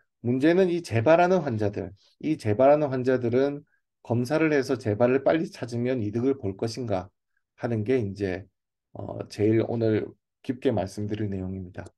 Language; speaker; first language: Korean; native; Korean